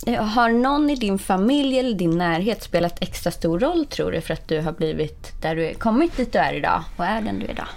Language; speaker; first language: Swedish; native; Swedish